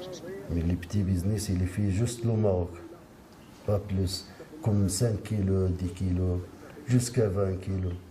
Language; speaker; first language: French; non-native, learner; Arabic